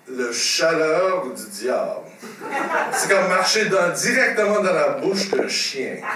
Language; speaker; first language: French; native; French